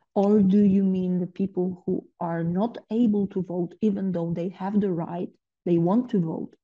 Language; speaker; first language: English; non-native, fluent; Polish